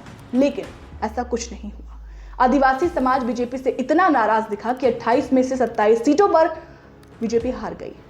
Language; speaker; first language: Hindi; native; Hindi